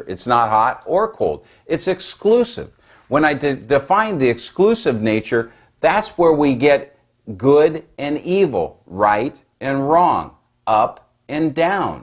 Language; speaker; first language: English; native; English